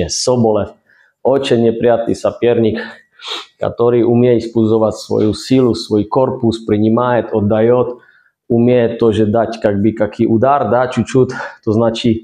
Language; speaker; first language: Russian; non-native, fluent; Czech